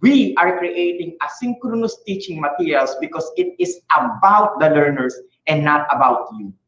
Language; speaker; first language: English; non-native, local second language; Filipino